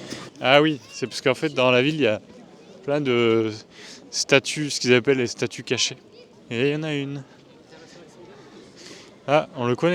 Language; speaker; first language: French; native; French